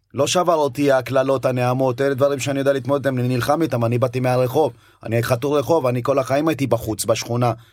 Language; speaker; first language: Hebrew; early bilingual, other home language; Amharic